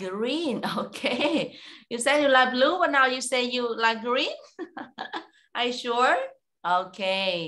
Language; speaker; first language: English; non-native, fluent; Vietnamese